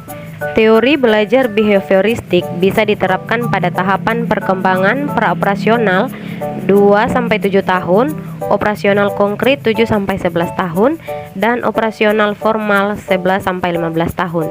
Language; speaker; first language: Indonesian; native; Indonesian